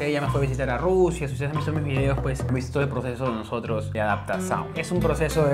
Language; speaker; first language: Spanish; native; Spanish